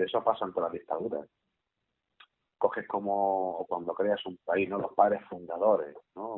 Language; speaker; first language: Spanish; native; Spanish